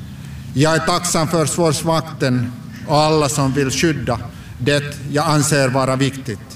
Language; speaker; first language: Swedish; non-native, local second language; Finnish